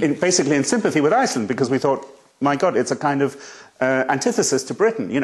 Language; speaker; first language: English; native; English